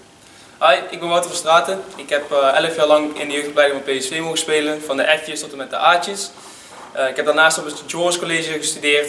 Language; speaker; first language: Dutch; native; Dutch